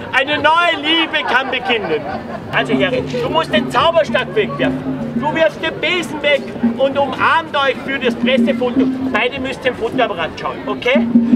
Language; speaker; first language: German; native; German